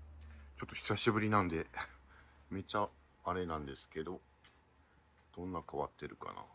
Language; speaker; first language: Japanese; native; Japanese